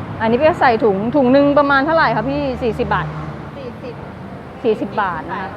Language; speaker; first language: Thai; native; Thai